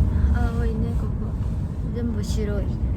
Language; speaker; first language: Japanese; non-native, learner; Mizo